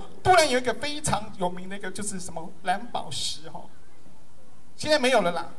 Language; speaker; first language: Chinese; native; Chinese